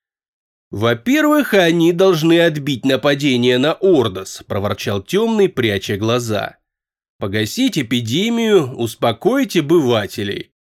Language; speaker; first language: Russian; native; Russian